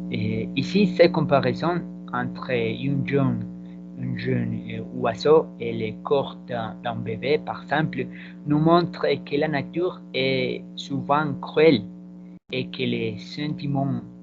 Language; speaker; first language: French; non-native, learner; Spanish